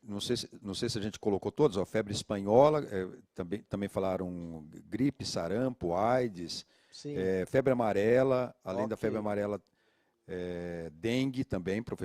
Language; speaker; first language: Portuguese; native; Portuguese